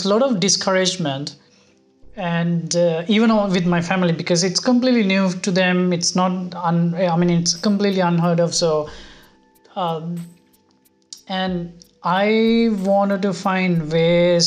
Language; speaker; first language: English; non-native, local second language; Sinhala